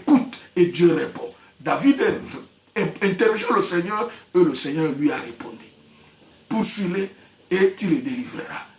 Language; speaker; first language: French; non-native, local second language; Lingala